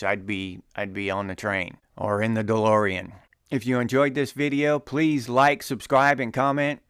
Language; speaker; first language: English; native; English